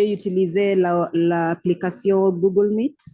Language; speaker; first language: French; non-native, fluent; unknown